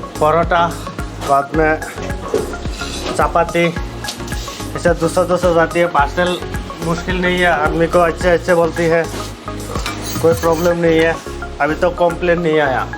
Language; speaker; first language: Hindi; non-native, local second language; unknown